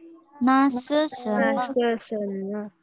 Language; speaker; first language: Chinese; non-native, learner; Indonesian